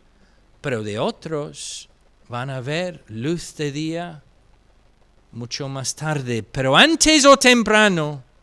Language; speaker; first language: Spanish; non-native, fluent; English